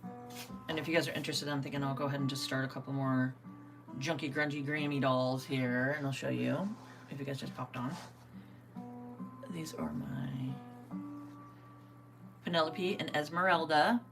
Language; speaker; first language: English; native; English